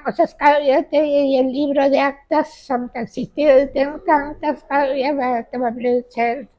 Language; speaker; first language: Danish; early bilingual, heritage; Danish